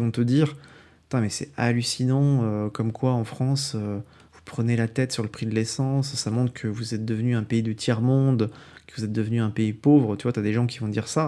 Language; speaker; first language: French; native; French